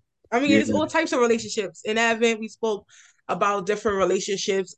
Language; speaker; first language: English; native; English